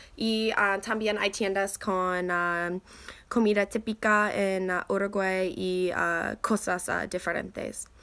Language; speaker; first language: Spanish; non-native, learner; English